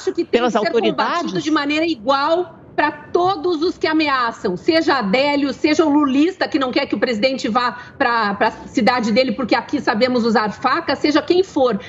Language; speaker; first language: Portuguese; native; Portuguese